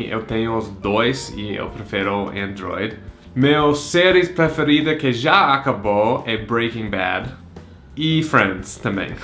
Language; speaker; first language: Portuguese; non-native, fluent; English